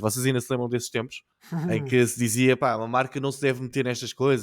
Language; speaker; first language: Portuguese; native; Portuguese